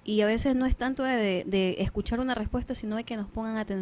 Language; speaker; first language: Spanish; native; Spanish